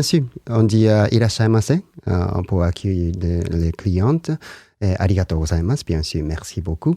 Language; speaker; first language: French; non-native, learner; Japanese